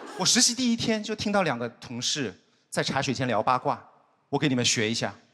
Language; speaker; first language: Chinese; native; Chinese